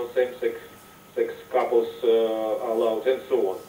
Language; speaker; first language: English; non-native, fluent; Russian